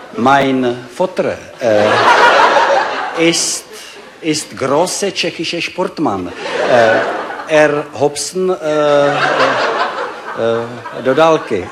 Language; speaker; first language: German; non-native, learner; Czech